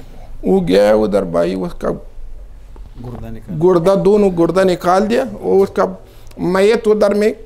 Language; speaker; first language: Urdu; non-native, local second language; Pashto